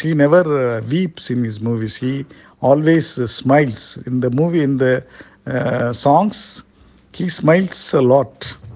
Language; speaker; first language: English; non-native, local second language; Tamil